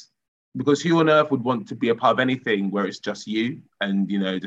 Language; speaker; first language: English; native; English